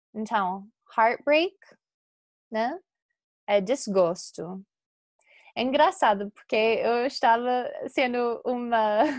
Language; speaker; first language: Portuguese; non-native, fluent; English